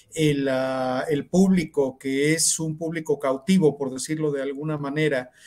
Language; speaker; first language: Spanish; native; Spanish